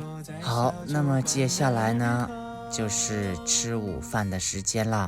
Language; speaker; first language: Chinese; non-native, fluent; Lao